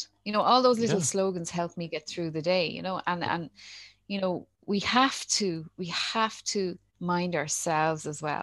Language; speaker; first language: English; native; English